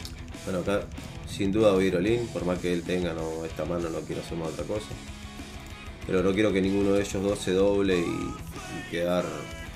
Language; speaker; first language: Spanish; native; Spanish